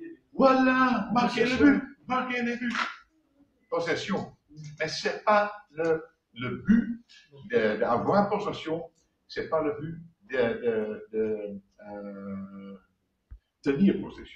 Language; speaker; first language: French; non-native, fluent; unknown